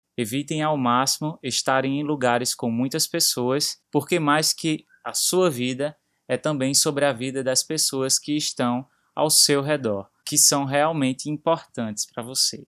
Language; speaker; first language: Portuguese; native; Portuguese